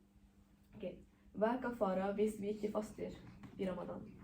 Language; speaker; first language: Norwegian; early bilingual, other home language; Urdu